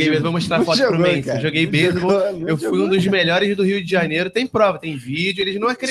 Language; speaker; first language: Portuguese; native; Portuguese